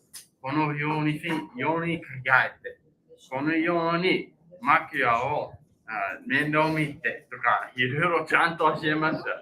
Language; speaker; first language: Japanese; non-native, fluent; English